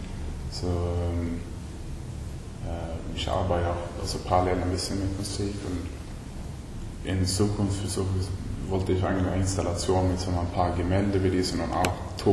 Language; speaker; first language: German; non-native, learner; Swedish